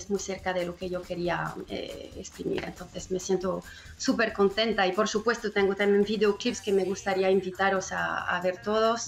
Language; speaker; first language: Spanish; non-native, fluent; French